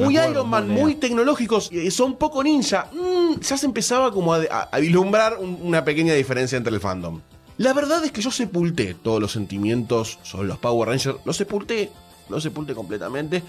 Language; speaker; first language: Spanish; native; Spanish